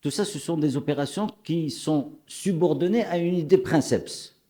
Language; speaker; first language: French; non-native, local second language; Arabic